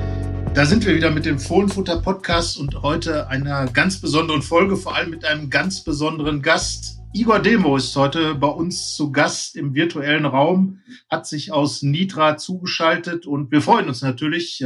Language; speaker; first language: German; native; German